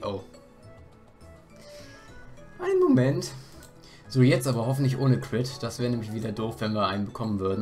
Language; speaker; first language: German; native; German